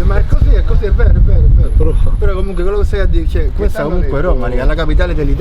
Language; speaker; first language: Italian; native; Italian